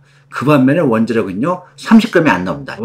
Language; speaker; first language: Korean; native; Korean